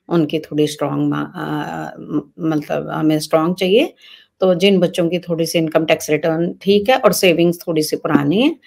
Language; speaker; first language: Hindi; native; Hindi